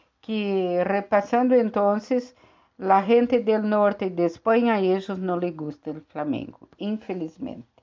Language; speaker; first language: Spanish; non-native, fluent; Portuguese